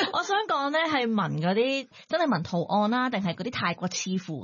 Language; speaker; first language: Cantonese; native; Cantonese